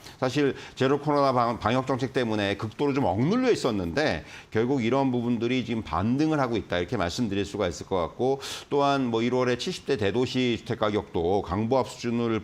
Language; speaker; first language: Korean; native; Korean